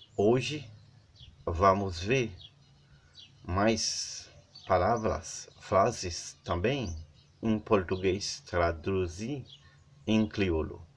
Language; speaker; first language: Portuguese; non-native, learner; Haitian Creole